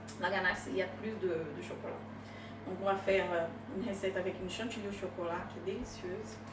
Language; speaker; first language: French; non-native, fluent; Portuguese